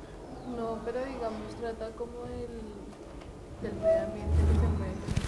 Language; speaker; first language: Spanish; native; Spanish